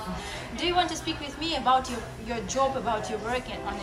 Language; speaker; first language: English; non-native, learner; Russian